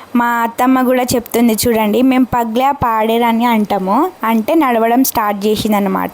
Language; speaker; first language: Telugu; non-native, local second language; Lambadi